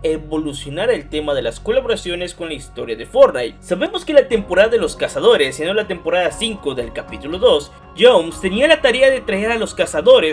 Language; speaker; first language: Spanish; native; Spanish